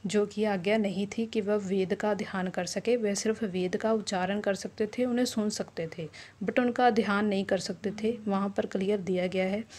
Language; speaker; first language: Hindi; non-native, local second language; Punjabi